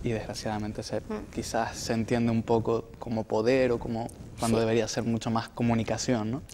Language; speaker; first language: Spanish; native; Spanish